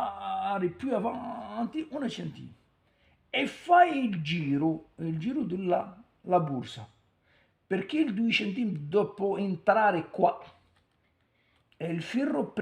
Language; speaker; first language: Italian; non-native, learner; Arabic